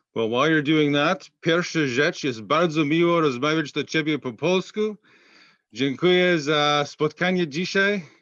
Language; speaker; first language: Polish; early bilingual, heritage; Polish